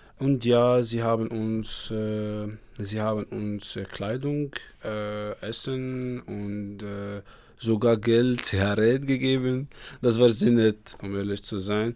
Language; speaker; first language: German; non-native, learner; Arabic